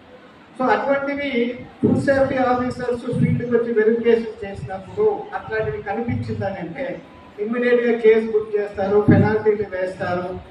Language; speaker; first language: Telugu; native; Telugu